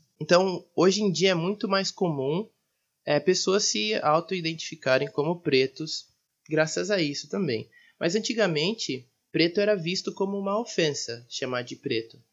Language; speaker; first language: Portuguese; native; Portuguese